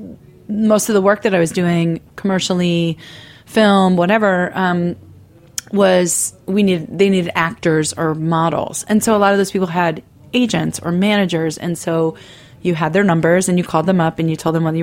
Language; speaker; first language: English; native; English